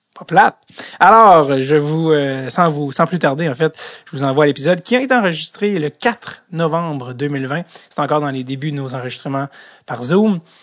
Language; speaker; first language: French; native; French